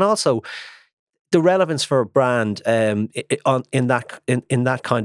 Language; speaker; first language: English; native; English